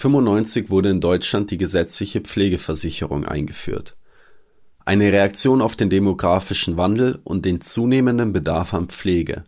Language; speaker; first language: German; native; German